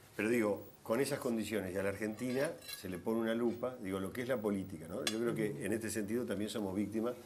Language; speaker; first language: Spanish; native; Spanish